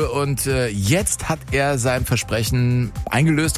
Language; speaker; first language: German; native; German